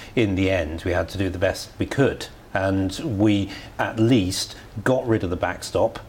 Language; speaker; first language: English; native; English